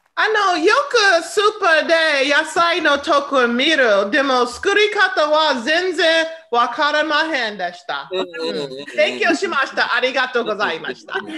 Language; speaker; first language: Japanese; non-native, learner; English